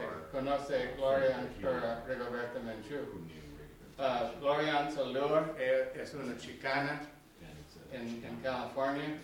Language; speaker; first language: Spanish; non-native, learner; English